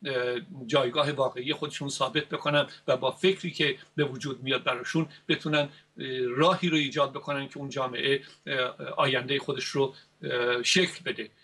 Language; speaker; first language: Persian; native; Persian